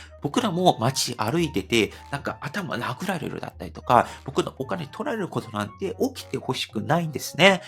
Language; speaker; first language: Japanese; non-native, fluent; Korean